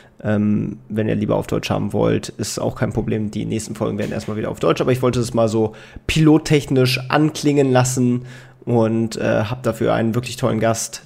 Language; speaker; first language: German; native; German